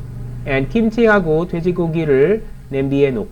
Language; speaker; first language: Korean; non-native, learner; Filipino